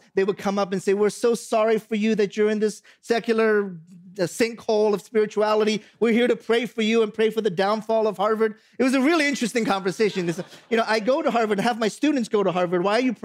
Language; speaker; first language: English; native; English